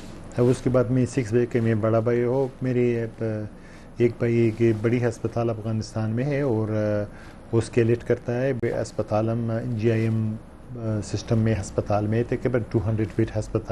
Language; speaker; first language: Hindi; non-native, learner; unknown